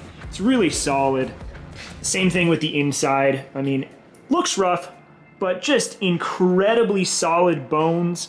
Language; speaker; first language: English; native; English